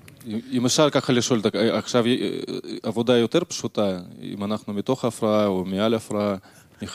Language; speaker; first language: Hebrew; non-native, learner; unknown